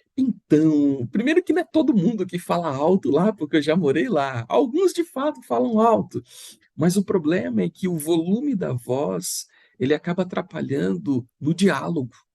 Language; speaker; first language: Portuguese; native; Portuguese